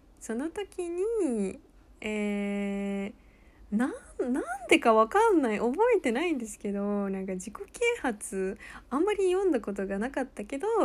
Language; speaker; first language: Japanese; early bilingual, heritage; Japanese